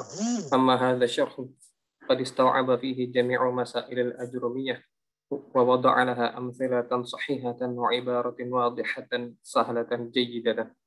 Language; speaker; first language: Arabic; non-native, learner; Indonesian